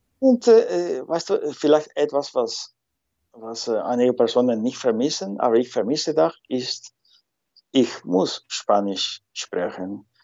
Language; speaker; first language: German; non-native, fluent; Spanish